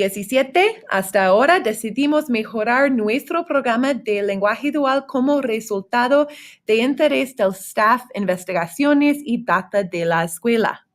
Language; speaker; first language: Spanish; non-native, fluent; English